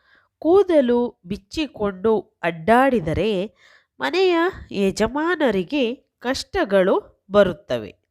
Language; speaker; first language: Kannada; native; Kannada